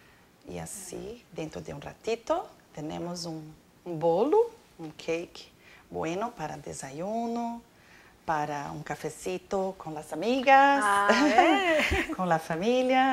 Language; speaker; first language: Spanish; non-native, learner; Portuguese